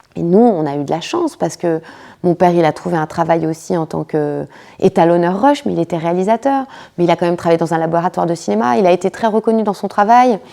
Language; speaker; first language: French; early bilingual, other home language; Spanish